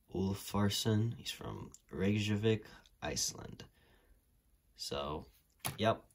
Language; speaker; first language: English; native; English